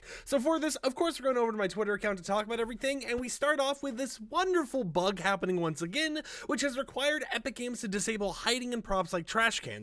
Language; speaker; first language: English; native; English